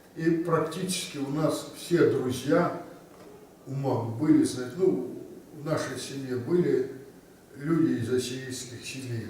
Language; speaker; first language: Russian; native; Russian